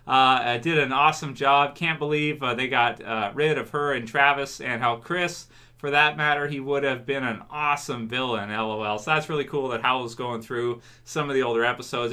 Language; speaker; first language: English; native; English